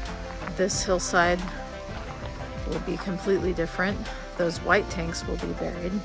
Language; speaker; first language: English; native; English